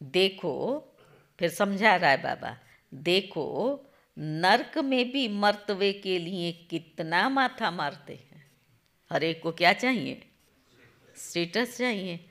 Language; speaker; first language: Hindi; non-native, local second language; Gujarati